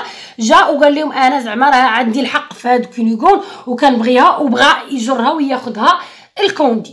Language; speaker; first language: Arabic; native; Arabic